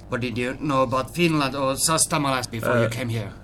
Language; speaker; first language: English; non-native, fluent; Finnish